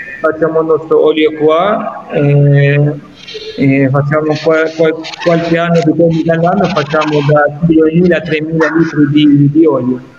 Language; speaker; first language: Italian; non-native, fluent; Arabic